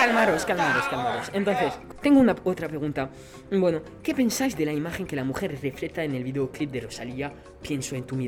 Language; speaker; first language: Spanish; non-native, learner; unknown